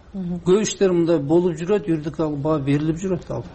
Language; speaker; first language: Kyrgyz; native; Kyrgyz